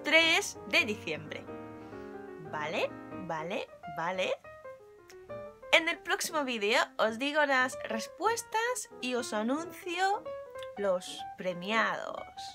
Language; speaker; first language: Spanish; non-native, fluent; Japanese